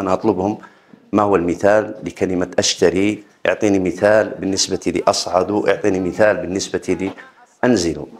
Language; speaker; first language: Arabic; native; Arabic